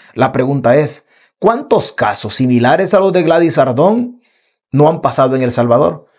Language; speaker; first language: Spanish; native; Spanish